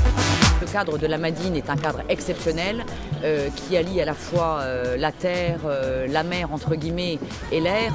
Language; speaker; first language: French; native; French